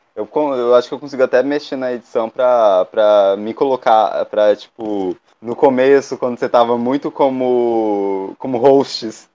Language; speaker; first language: Portuguese; native; Portuguese